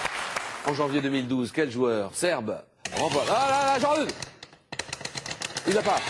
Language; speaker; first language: French; native; French